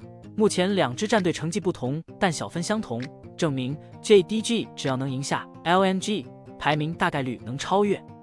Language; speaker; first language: Chinese; native; Chinese